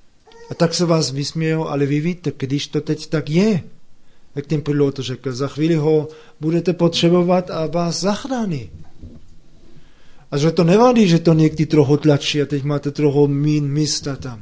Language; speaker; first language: Czech; non-native, fluent; German